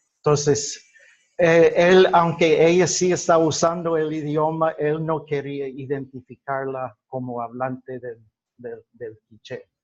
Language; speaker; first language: Spanish; non-native, fluent; English